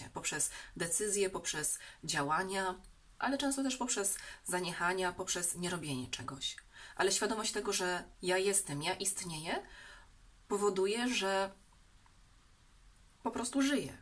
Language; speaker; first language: Polish; native; Polish